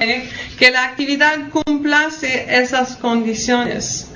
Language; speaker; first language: Spanish; non-native, fluent; French